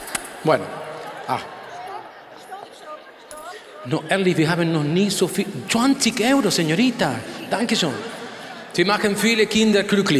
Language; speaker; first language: German; non-native, learner; Spanish